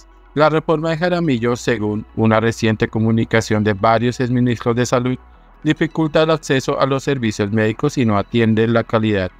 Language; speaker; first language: Spanish; native; Spanish